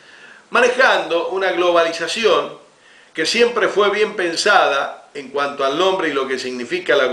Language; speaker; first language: Spanish; native; Spanish